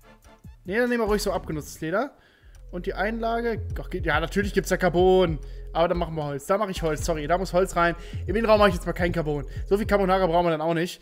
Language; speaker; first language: German; native; German